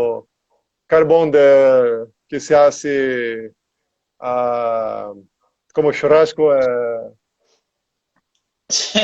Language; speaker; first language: Spanish; non-native, learner; Portuguese